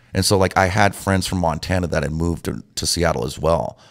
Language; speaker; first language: English; native; English